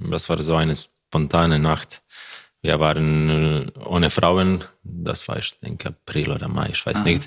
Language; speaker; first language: German; non-native, learner; Croatian